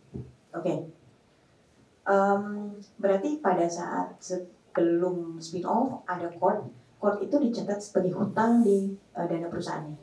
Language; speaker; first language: Indonesian; native; Indonesian